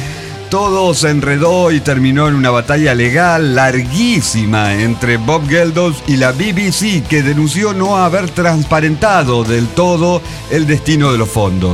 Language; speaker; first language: Spanish; native; Spanish